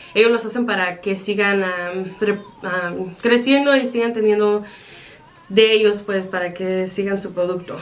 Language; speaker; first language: Spanish; early bilingual, heritage; Spanish